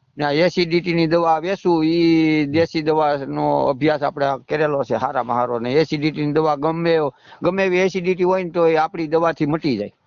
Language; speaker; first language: Gujarati; native; Gujarati